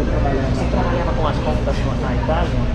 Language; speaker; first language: Portuguese; non-native, fluent; English